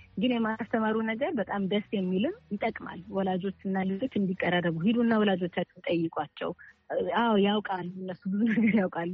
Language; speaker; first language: Amharic; native; Amharic